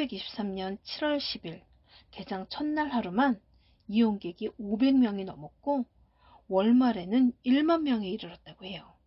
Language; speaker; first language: Korean; native; Korean